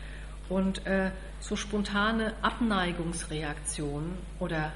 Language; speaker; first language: German; native; German